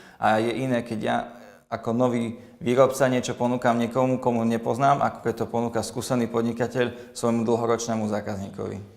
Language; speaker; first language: Slovak; native; Slovak